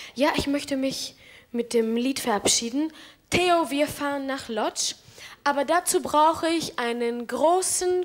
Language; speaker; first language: German; early bilingual, other home language; Greek